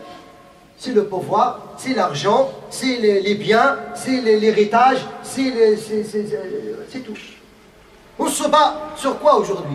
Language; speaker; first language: French; non-native, fluent; Arabic